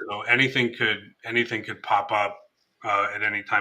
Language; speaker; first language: English; native; English